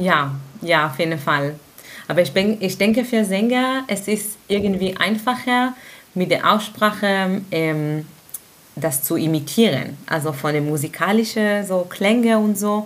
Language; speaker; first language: German; non-native, fluent; Hebrew